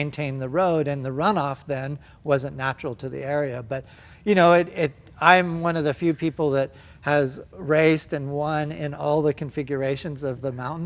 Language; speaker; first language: English; native; English